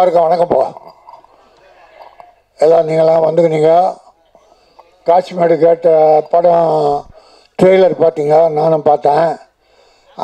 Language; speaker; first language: Tamil; native; Tamil